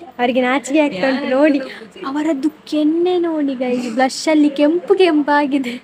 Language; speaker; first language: Kannada; non-native, local second language; Tulu